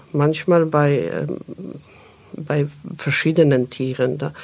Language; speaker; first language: German; non-native, fluent; Polish